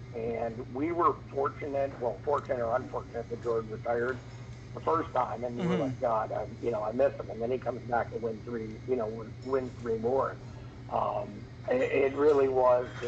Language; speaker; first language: English; native; English